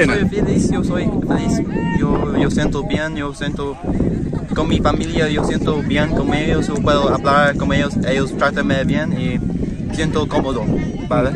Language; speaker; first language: Spanish; non-native, learner; English